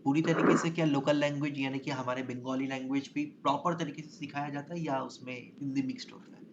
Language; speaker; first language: Hindi; non-native, local second language; Bangla